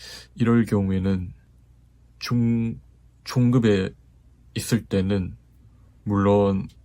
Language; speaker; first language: Korean; non-native, fluent; Japanese